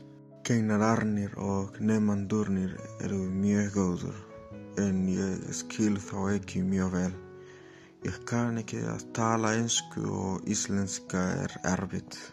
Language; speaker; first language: Icelandic; non-native, learner; Spanish